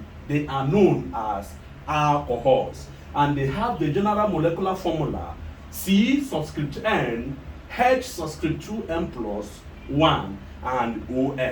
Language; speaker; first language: English; non-native, local second language; Igbo